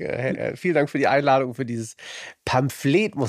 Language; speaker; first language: German; native; German